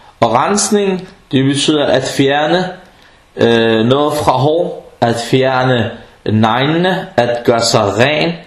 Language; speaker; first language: Danish; early bilingual, other home language; Arabic